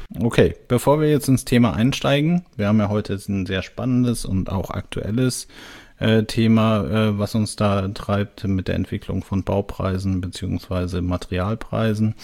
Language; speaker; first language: German; native; German